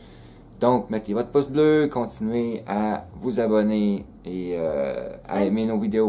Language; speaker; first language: French; native; French